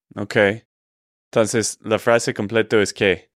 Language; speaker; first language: Spanish; non-native, fluent; English